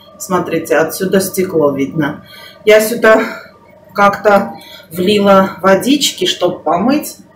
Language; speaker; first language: Russian; non-native, local second language; Armenian